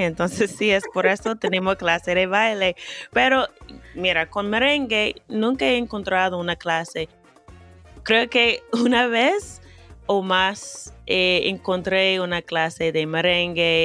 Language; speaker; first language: Spanish; non-native, fluent; English